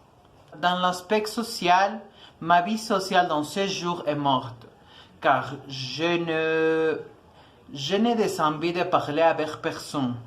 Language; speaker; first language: French; non-native, learner; Spanish